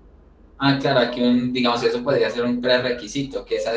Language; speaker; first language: Spanish; native; Spanish